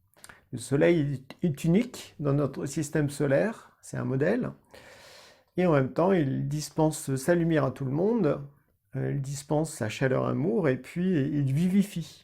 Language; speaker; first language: French; native; French